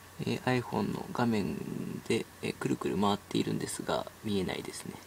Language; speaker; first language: Japanese; native; Japanese